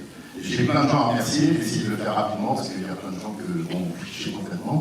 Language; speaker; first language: French; native; French